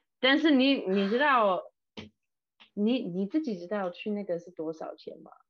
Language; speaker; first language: Chinese; non-native, fluent; English